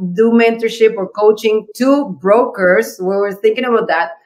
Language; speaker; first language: English; non-native, fluent; Spanish